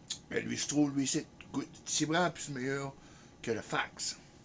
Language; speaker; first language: French; early bilingual, heritage; French